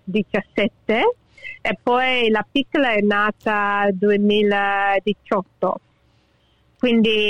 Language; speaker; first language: Italian; early bilingual, heritage; English